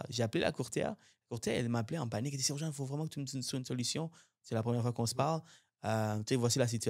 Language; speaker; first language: French; native; French